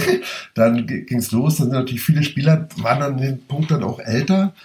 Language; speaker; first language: German; native; German